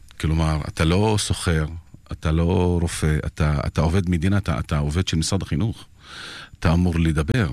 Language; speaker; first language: Hebrew; non-native, local second language; Arabic